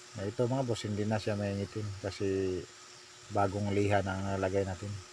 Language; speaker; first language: Filipino; non-native, local second language; Cebuano